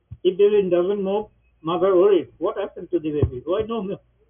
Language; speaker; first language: English; non-native, local second language; Bangla